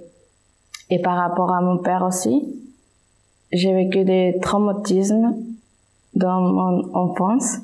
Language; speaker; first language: French; non-native, fluent; Spanish